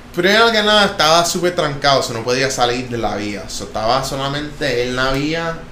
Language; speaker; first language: Spanish; early bilingual, heritage; Spanish